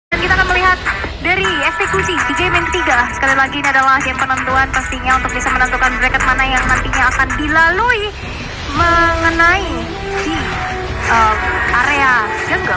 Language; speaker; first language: Indonesian; native; Indonesian